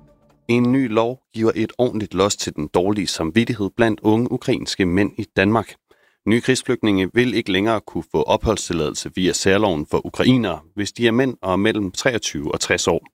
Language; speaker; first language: Danish; native; Danish